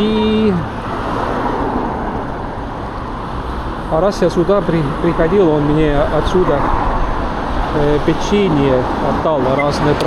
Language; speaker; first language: Russian; non-native, local second language; Estonian